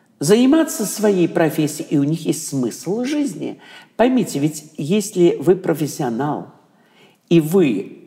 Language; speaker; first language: Russian; native; Russian